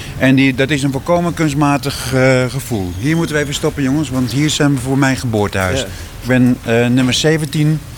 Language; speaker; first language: Dutch; native; Dutch